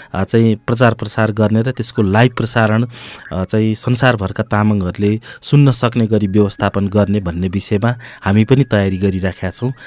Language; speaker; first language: Nepali; native; Nepali